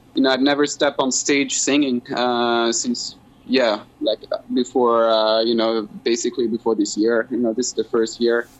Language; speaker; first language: English; non-native, fluent; French